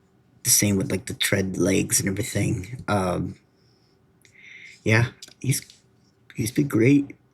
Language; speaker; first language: English; native; English